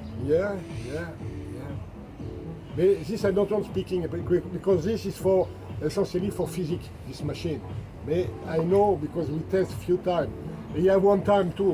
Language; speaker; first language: English; non-native, learner; French